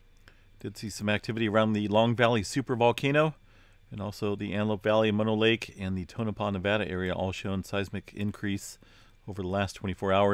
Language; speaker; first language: English; native; English